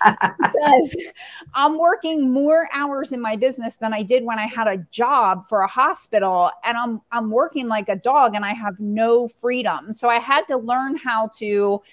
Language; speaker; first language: English; native; English